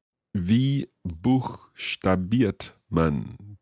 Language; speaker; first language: German; non-native, learner; English